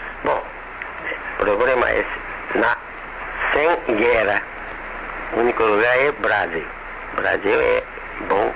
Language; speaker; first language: Portuguese; non-native, learner; Japanese